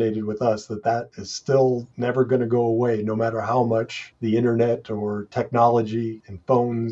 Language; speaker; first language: English; native; English